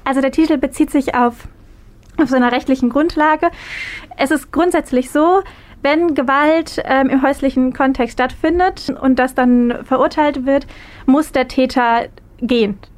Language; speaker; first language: German; native; German